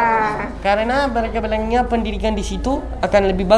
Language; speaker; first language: Indonesian; early bilingual, other home language; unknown